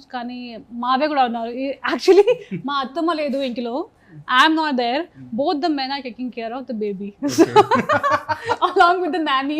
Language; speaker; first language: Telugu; non-native, local second language; Hindi